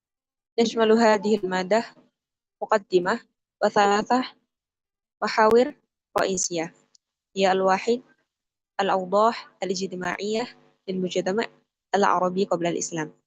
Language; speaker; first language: Arabic; non-native, learner; Indonesian